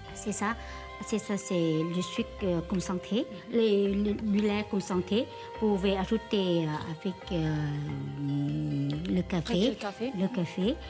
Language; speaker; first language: French; non-native, learner; Vietnamese